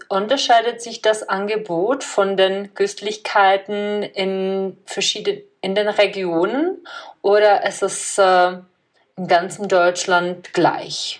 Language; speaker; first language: German; non-native, fluent; Czech